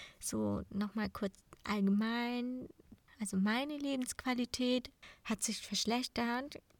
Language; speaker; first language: German; non-native, fluent; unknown